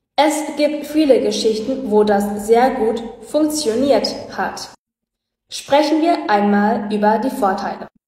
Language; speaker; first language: German; non-native, fluent; Vietnamese